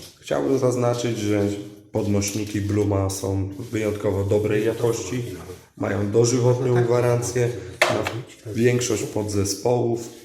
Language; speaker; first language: Polish; native; Polish